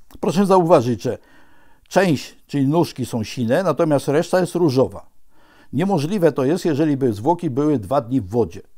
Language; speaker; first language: Polish; native; Polish